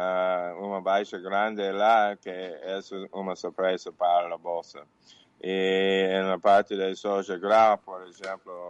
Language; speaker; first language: Portuguese; non-native, learner; English